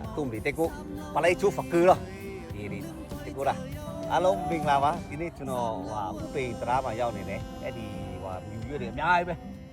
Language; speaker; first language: Burmese; non-native, local second language; Shan